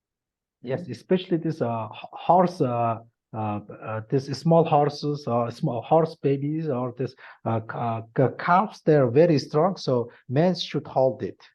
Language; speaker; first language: English; non-native, learner; Mongolian